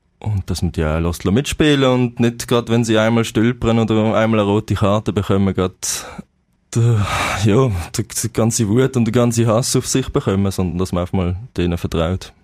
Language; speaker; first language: German; native; German